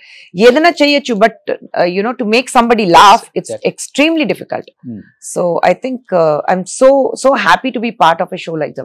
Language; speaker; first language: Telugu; non-native, learner; Tamil